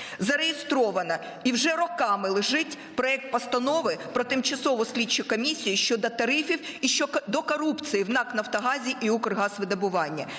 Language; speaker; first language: Ukrainian; non-native, local second language; Russian